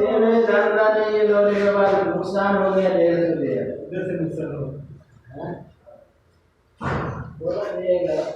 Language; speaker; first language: Hindi; non-native, learner; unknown